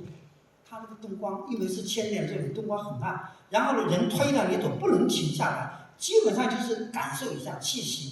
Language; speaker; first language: Chinese; native; Chinese